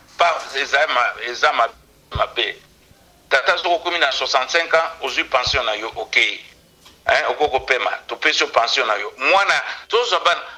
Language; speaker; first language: Lingala; non-native, local second language; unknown